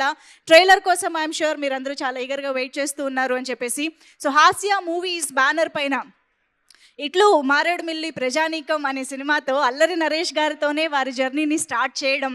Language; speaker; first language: Telugu; native; Telugu